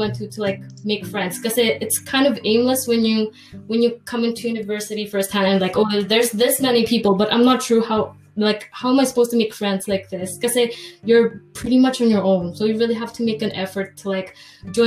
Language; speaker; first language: English; non-native, local second language; Filipino